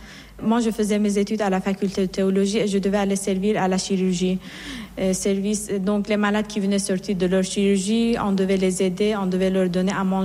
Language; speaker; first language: French; non-native, fluent; Assyrian Neo-Aramaic